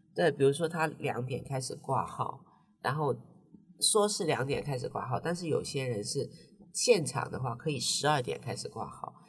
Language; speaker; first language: Chinese; non-native, local second language; Cantonese